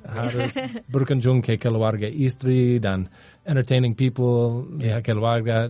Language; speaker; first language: Indonesian; non-native, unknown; English